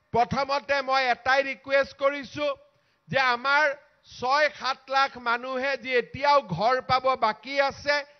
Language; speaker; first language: Hindi; non-native, local second language; Assamese